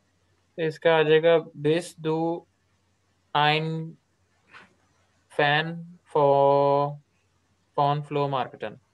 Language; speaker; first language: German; non-native, learner; Urdu